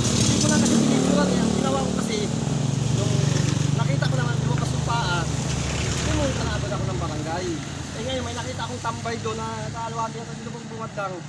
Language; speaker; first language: Filipino; native; Filipino